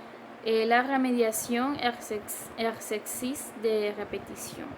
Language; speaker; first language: French; non-native, learner; Spanish